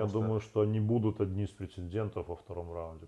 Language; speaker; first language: Russian; native; Russian